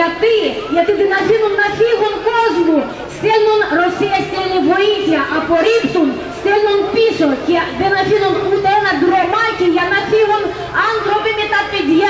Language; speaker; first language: Greek; non-native, fluent; Russian